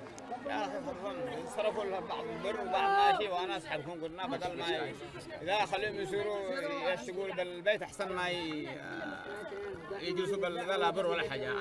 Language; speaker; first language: Arabic; native; Arabic